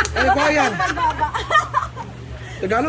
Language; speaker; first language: Filipino; non-native, local second language; Cebuano